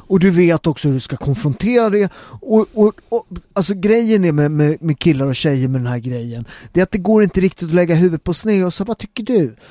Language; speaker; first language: Swedish; native; Swedish